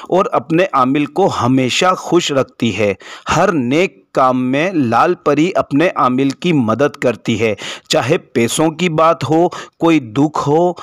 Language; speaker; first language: Hindi; native; Hindi